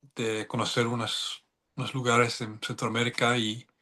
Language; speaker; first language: Spanish; non-native, learner; English